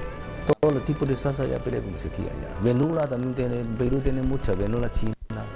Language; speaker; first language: Spanish; non-native, learner; Cantonese